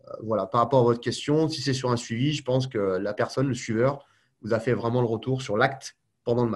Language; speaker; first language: French; native; French